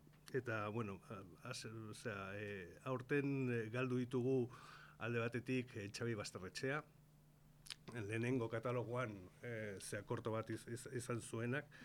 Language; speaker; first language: Basque; non-native, local second language; Spanish